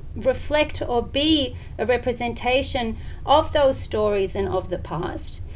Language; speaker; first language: English; native; English